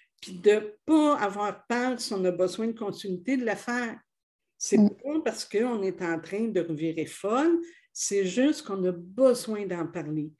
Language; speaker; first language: French; native; French